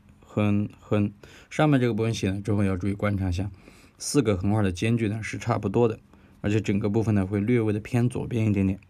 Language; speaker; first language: Chinese; native; Chinese